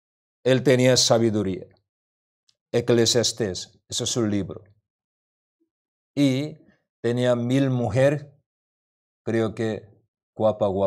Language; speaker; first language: Spanish; non-native, learner; Korean